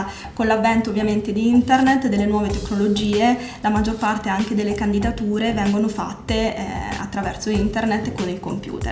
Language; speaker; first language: Italian; native; Italian